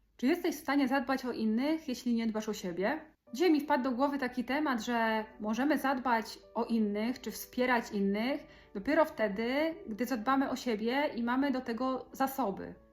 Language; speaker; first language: Polish; native; Polish